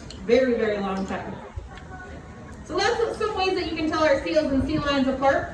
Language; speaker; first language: English; native; English